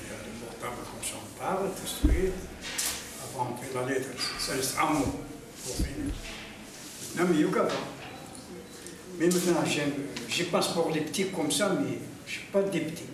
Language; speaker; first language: French; non-native, learner; Arabic